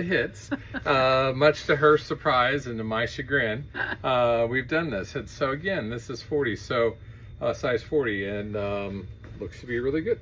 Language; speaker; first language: English; native; English